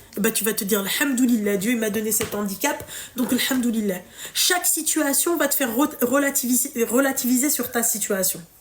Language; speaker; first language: French; native; French